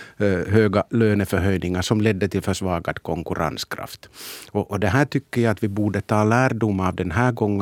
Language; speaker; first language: Swedish; native; Swedish